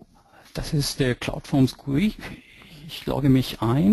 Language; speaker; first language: German; non-native, fluent; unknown